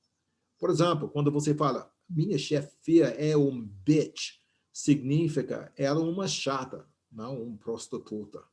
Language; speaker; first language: Portuguese; non-native, fluent; English